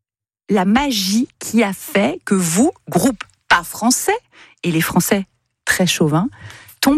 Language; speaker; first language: French; native; French